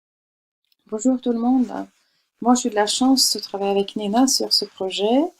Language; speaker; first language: French; non-native, fluent; Norwegian